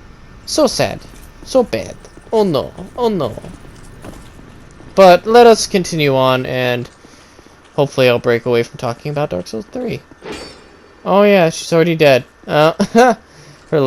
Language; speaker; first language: English; native; English